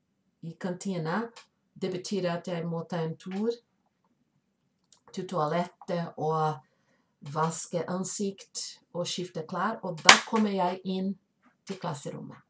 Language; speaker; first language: Norwegian; non-native, fluent; Spanish